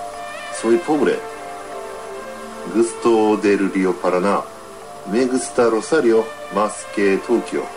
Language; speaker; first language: Spanish; non-native, learner; Japanese